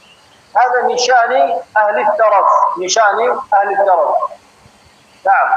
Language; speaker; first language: Arabic; non-native, fluent; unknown